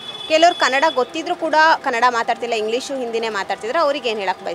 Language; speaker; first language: Kannada; native; Kannada